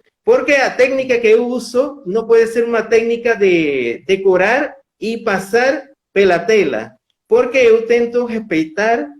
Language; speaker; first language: Portuguese; non-native, fluent; Spanish